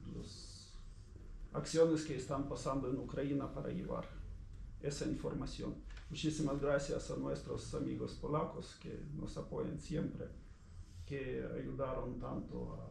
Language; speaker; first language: Spanish; non-native, learner; Ukrainian